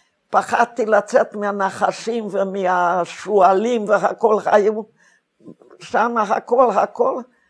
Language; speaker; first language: Hebrew; non-native, fluent; Hungarian